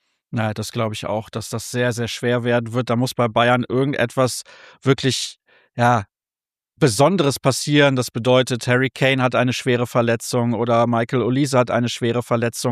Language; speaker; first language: German; native; German